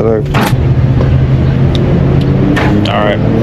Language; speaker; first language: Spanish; non-native, fluent; English